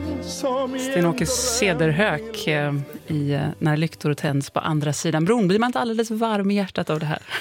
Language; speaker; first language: Swedish; native; Swedish